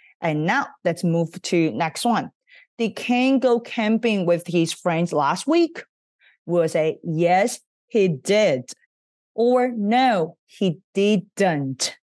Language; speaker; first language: English; non-native, fluent; Chinese